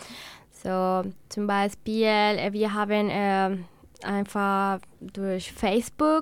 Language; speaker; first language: German; non-native, learner; Spanish